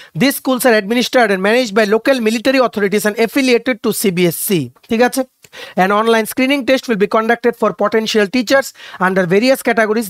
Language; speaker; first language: English; non-native, local second language; Bangla